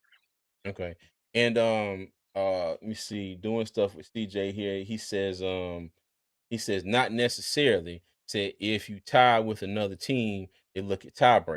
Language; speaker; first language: English; native; English